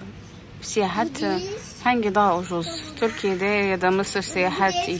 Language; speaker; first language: Turkish; non-native, learner; Arabic